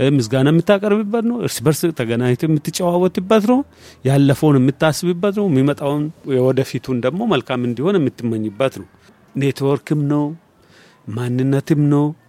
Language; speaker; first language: Amharic; non-native, local second language; Oromo